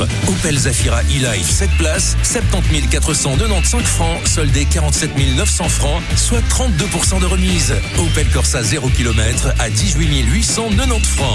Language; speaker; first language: French; native; French